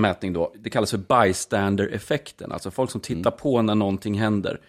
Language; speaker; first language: Swedish; native; Swedish